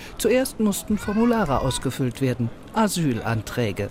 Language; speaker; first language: German; native; German